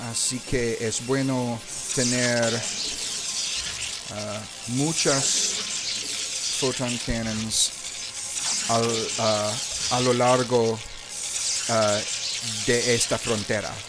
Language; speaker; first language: Spanish; non-native, learner; English